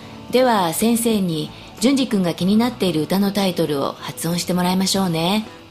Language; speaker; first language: Japanese; native; Japanese